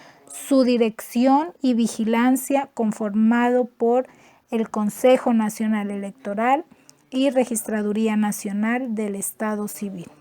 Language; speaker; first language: Spanish; native; Spanish